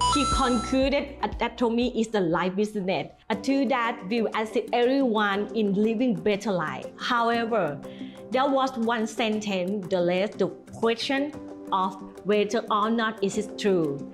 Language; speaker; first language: English; non-native, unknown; Thai